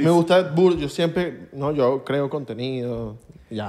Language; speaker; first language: Spanish; native; Spanish